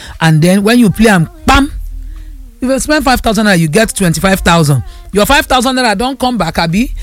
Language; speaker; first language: Nigerian Pidgin; non-native, local second language; Yoruba